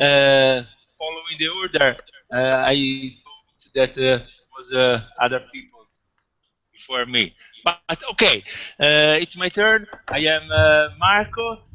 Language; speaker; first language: English; non-native, fluent; Italian